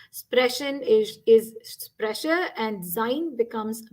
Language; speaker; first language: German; non-native, fluent; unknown